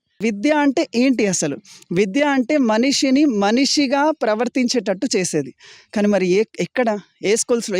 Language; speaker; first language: Telugu; native; Telugu